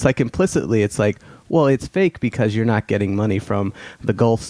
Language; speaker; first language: English; native; English